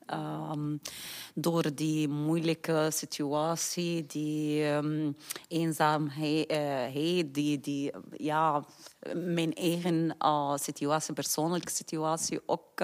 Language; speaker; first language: Dutch; non-native, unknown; Arabic